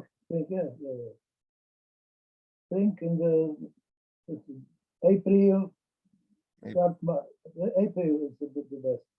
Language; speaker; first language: English; non-native, learner; Czech